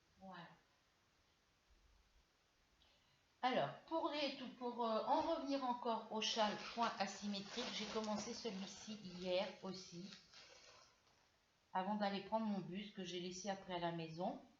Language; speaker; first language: French; native; French